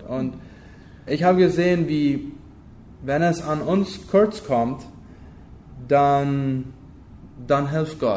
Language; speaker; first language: German; non-native, local second language; Low German